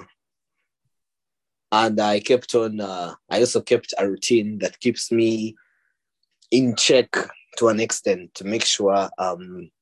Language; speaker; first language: English; non-native, local second language; Ganda